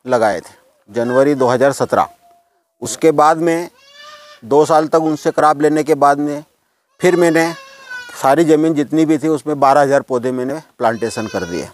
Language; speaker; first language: Hindi; native; Hindi